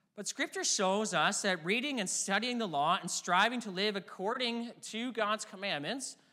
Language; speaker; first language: English; native; English